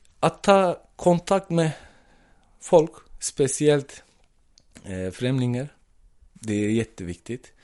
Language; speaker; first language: Swedish; non-native, fluent; Turkish